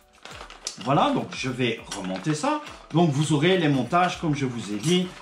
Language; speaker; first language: French; native; French